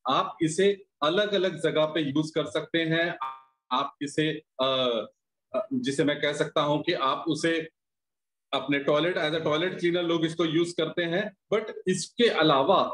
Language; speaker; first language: Hindi; native; Hindi